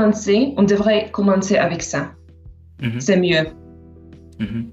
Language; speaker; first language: French; non-native, fluent; Slovak